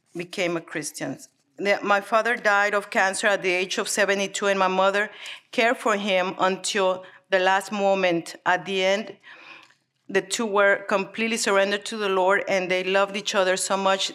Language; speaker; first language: English; early bilingual, other home language; Spanish